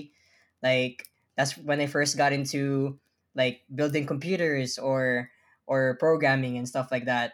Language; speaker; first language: English; non-native, local second language; Filipino